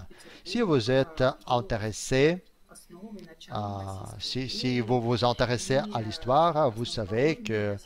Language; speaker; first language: French; non-native, fluent; Russian